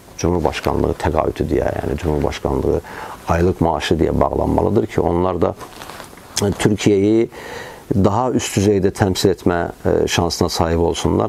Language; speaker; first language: Turkish; non-native, fluent; Azerbaijani